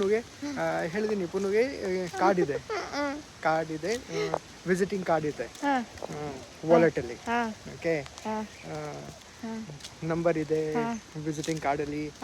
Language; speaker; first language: Kannada; non-native, learner; Hindi